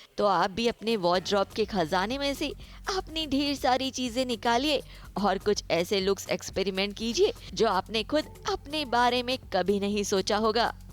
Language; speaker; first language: Hindi; native; Hindi